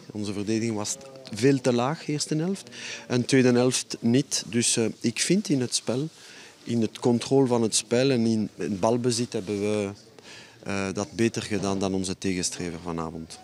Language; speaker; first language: Dutch; non-native, fluent; French